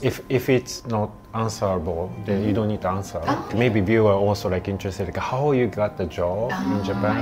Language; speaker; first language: English; non-native, fluent; Japanese